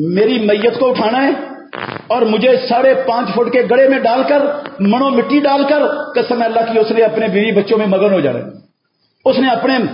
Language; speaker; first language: Urdu; native; Urdu